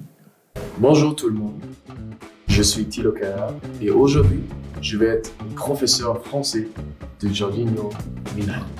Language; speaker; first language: French; non-native, fluent; German